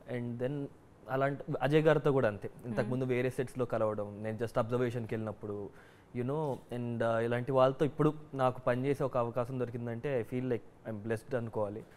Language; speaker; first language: Telugu; native; Telugu